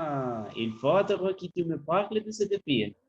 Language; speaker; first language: French; non-native, learner; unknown